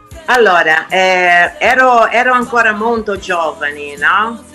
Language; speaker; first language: Italian; non-native, fluent; Portuguese